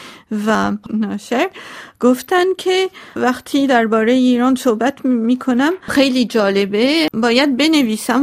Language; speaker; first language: Persian; non-native, local second language; Armenian